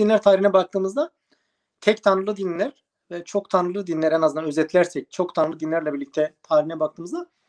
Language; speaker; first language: Turkish; native; Turkish